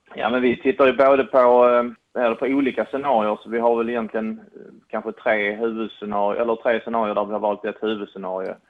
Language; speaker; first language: Swedish; native; Swedish